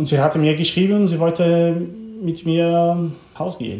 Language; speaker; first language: German; non-native, learner; Portuguese